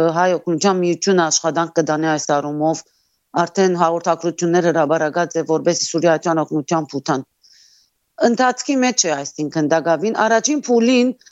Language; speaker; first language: Armenian; early bilingual, heritage; Armenian